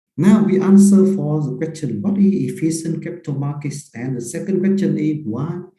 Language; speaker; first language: English; non-native, fluent; Vietnamese